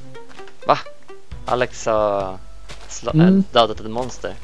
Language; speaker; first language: Swedish; native; Swedish